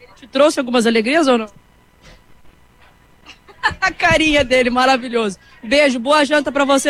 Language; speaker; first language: Portuguese; native; Portuguese